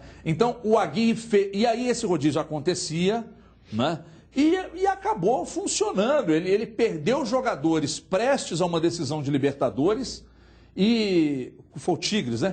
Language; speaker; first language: Portuguese; native; Portuguese